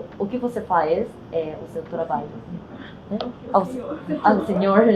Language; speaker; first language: Portuguese; non-native, learner; Japanese